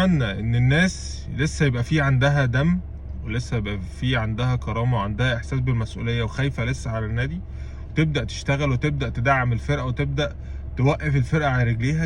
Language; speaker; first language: Arabic; native; Arabic